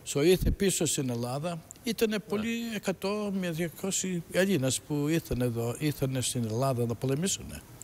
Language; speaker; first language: Greek; early bilingual, heritage; Greek